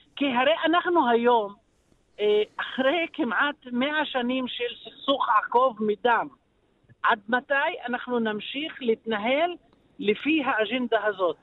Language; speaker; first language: Hebrew; non-native, local second language; Arabic